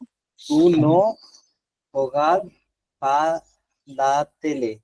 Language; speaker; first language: Spanish; non-native, learner; Bangla